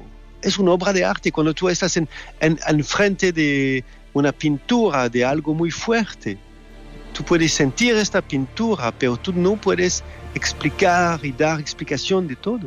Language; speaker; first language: Spanish; non-native, fluent; French